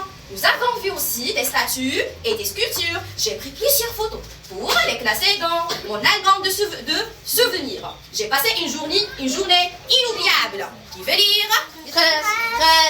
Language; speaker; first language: French; non-native, local second language; Arabic